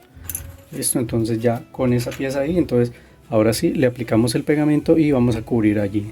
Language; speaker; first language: Spanish; native; Spanish